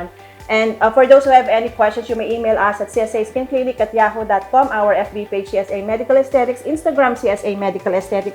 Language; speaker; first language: English; non-native, local second language; Filipino